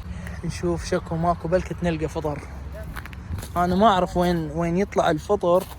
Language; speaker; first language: Arabic; native; Arabic